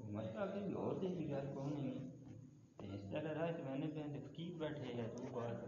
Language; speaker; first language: Urdu; non-native, local second language; Punjabi